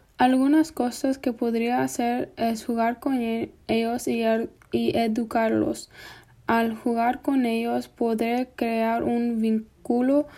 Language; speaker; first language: Spanish; non-native, fluent; English